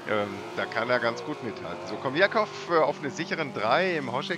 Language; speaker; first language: German; native; German